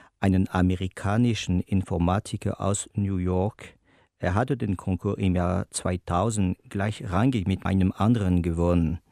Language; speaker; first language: German; non-native, learner; French